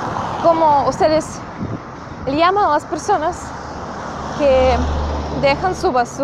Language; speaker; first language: Spanish; non-native, fluent; Russian